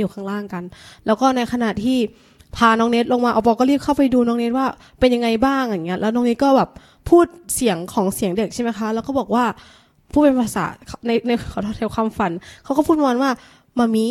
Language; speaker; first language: Thai; native; Thai